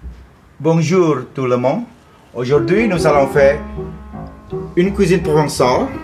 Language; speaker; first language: French; non-native, learner; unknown